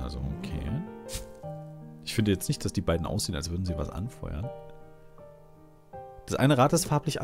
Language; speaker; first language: German; native; German